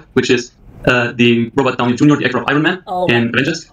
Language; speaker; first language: English; early bilingual, other home language; German